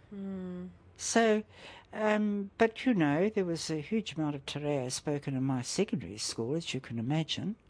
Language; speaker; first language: English; native; English